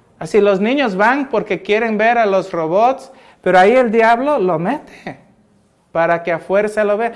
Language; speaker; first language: Spanish; early bilingual, heritage; Spanish